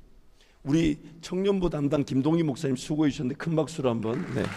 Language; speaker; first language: Korean; native; Korean